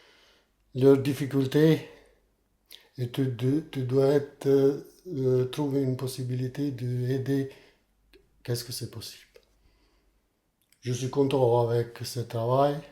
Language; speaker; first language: French; non-native, learner; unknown